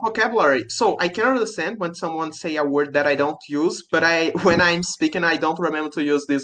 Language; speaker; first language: English; non-native, learner; Portuguese